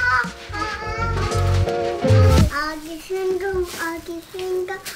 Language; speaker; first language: Korean; early bilingual, heritage; Korean